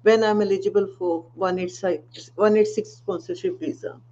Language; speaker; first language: English; non-native, local second language; Punjabi